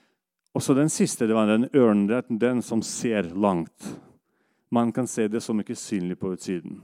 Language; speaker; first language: Norwegian; non-native, fluent; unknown